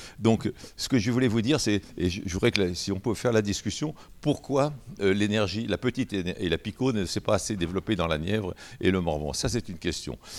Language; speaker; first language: French; native; French